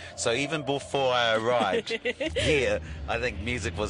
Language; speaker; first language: English; native; English